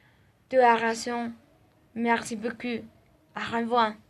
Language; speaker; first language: French; non-native, learner; Spanish